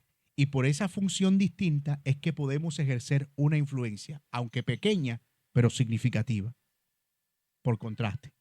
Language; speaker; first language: Spanish; native; Spanish